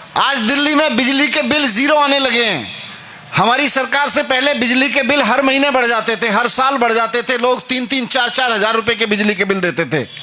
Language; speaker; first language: Hindi; native; Hindi